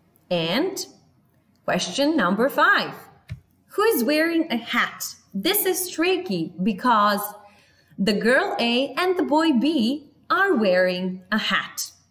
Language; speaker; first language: English; non-native, fluent; Macedonian